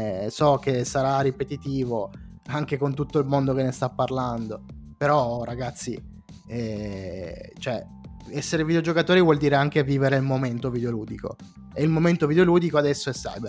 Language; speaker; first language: Italian; native; Italian